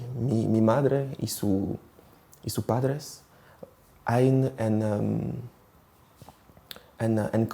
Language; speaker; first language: Spanish; non-native, learner; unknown